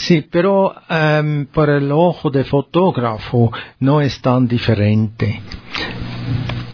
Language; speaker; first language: Spanish; non-native, learner; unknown